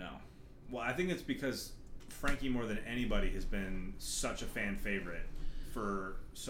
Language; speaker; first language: English; native; English